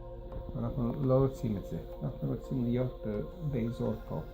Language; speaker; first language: Hebrew; non-native, fluent; English